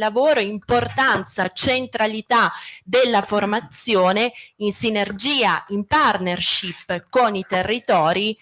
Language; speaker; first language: Italian; native; Italian